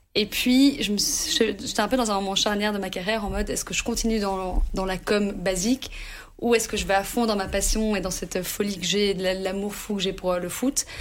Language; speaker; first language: French; native; French